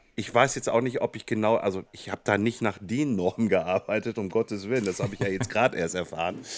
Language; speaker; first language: German; native; German